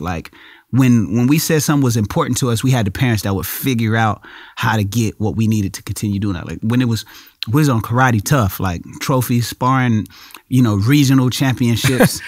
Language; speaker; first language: English; native; English